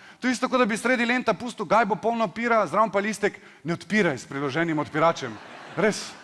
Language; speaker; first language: Slovenian; native; Slovenian